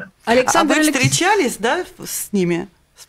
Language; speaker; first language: Russian; native; Russian